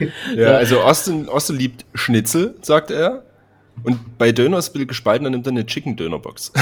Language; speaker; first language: German; native; German